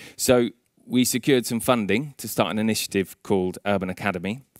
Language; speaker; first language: English; native; English